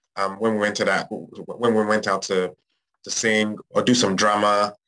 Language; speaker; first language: English; non-native, local second language; Yoruba